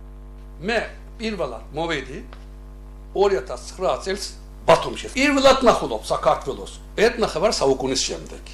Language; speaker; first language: Georgian; early bilingual, heritage; Georgian